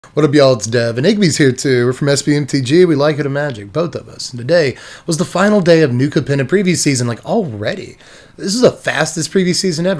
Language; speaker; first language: English; native; English